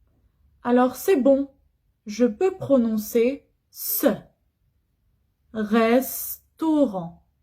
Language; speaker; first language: French; non-native, fluent; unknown